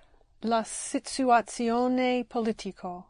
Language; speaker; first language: Italian; non-native, learner; English